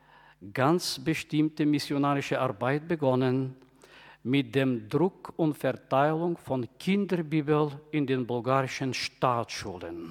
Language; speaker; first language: German; non-native, fluent; Bulgarian